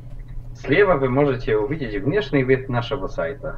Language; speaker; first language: Russian; non-native, fluent; Polish